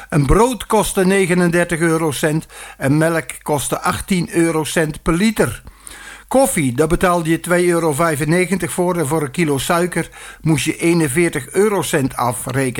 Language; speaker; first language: Dutch; native; Dutch